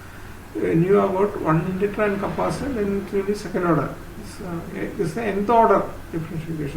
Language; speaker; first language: English; non-native, local second language; Malayalam